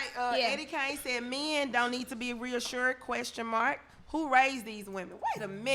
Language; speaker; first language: English; native; English